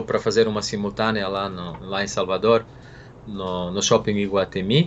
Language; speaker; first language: Portuguese; non-native, fluent; Serbian